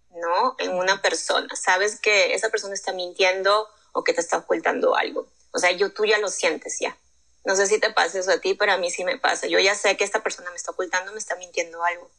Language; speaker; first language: Spanish; native; Spanish